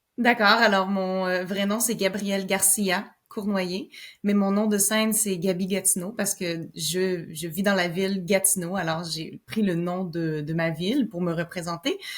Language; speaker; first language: French; native; French